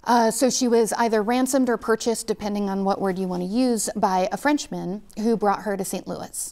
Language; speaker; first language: English; native; English